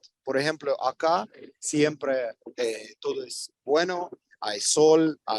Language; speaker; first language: Spanish; non-native, fluent; Ukrainian